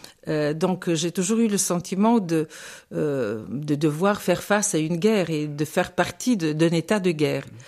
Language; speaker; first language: French; non-native, fluent; Bulgarian